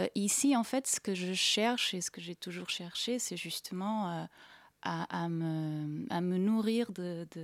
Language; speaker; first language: French; non-native, fluent; Portuguese